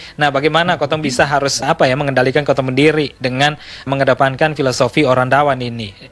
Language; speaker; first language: Indonesian; native; Indonesian